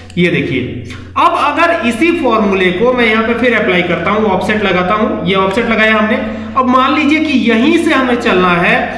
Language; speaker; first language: Hindi; native; Hindi